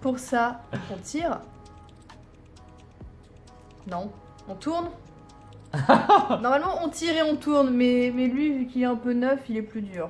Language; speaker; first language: French; native; French